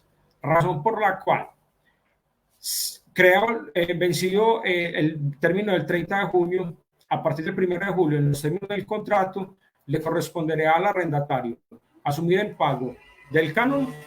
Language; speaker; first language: Spanish; native; Spanish